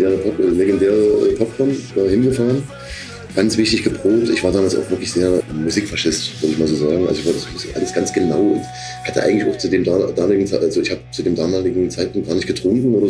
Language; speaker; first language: German; native; German